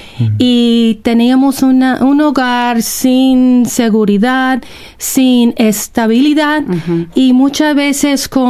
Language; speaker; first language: Spanish; non-native, fluent; English